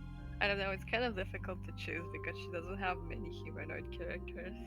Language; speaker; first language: English; native; English